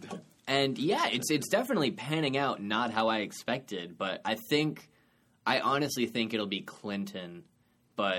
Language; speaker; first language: English; native; English